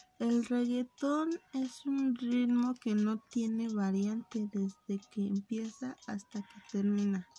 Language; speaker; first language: Spanish; native; Spanish